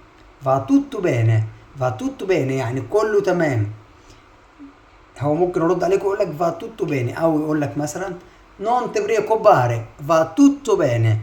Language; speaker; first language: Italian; non-native, fluent; Arabic